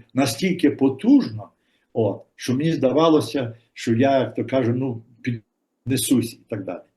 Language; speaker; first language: Ukrainian; native; Ukrainian